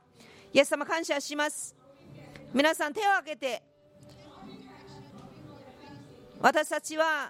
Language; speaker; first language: Japanese; non-native, fluent; Korean